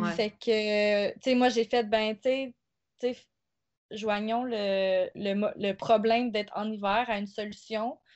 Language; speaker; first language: French; native; French